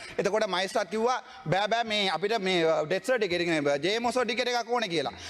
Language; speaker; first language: Sinhala; non-native, local second language; Tamil